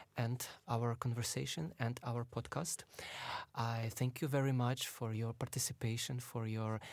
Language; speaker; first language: English; non-native, fluent; Ukrainian